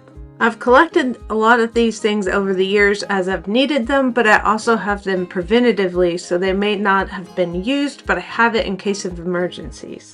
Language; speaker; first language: English; native; English